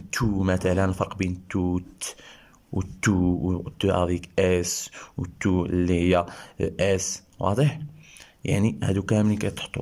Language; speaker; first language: Arabic; native; Arabic